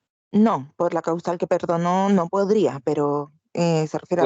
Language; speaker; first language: Spanish; native; Spanish